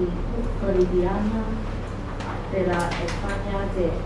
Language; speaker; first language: Spanish; non-native, learner; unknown